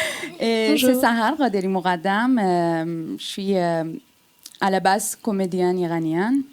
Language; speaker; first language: French; non-native, fluent; Persian